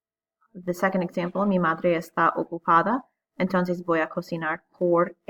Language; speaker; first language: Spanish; non-native, fluent; English